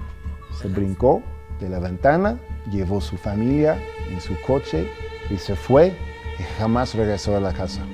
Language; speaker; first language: Spanish; early bilingual, heritage; English